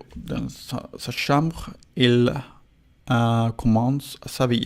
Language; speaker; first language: French; non-native, learner; Spanish